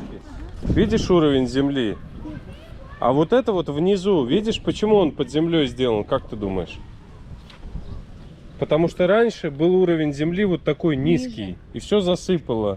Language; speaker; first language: Russian; native; Russian